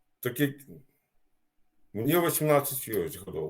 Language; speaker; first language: Ukrainian; non-native, local second language; Russian